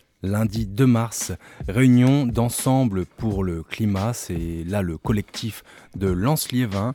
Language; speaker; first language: French; native; French